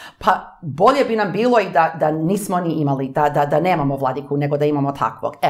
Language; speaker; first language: Serbian; early bilingual, heritage; English